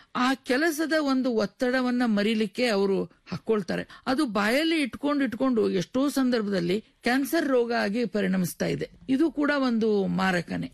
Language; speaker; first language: Kannada; native; Kannada